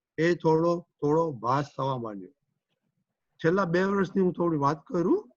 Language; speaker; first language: Gujarati; early bilingual, heritage; Gujarati